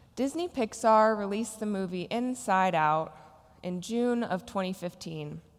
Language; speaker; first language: English; native; English